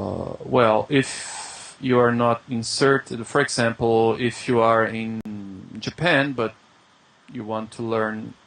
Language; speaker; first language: English; non-native, fluent; Portuguese